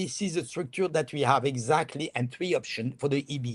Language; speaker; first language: English; non-native, fluent; French